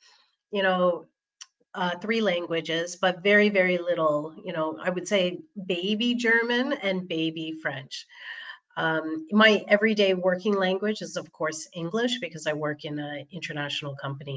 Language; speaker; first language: English; native; English